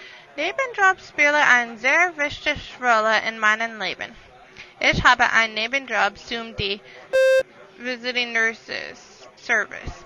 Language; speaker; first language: German; non-native, learner; English